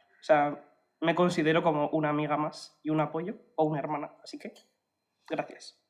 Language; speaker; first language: Spanish; early bilingual, other home language; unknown